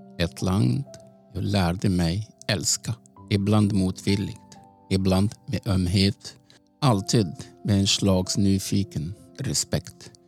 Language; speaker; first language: Swedish; non-native, fluent; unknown